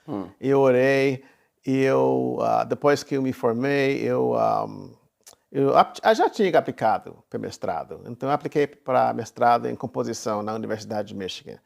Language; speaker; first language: Portuguese; non-native, fluent; English